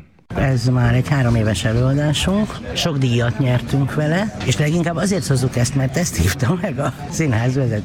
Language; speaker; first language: Hungarian; native; Hungarian